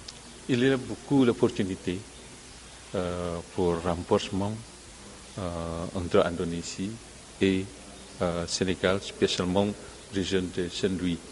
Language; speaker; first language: French; non-native, learner; Indonesian